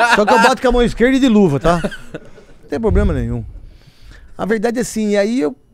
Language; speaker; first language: Portuguese; native; Portuguese